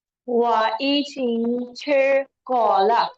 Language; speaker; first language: Chinese; non-native, learner; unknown